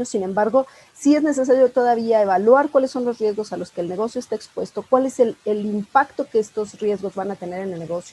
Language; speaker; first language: Spanish; native; Spanish